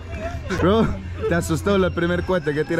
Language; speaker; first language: Spanish; native; Spanish